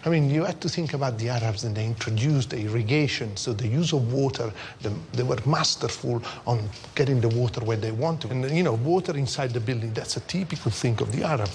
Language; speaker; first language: English; non-native, fluent; Italian